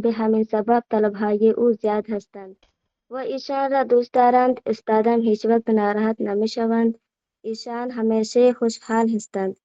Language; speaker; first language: Persian; non-native, learner; Urdu